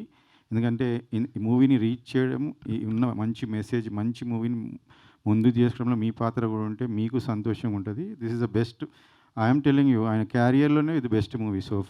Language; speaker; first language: Telugu; native; Telugu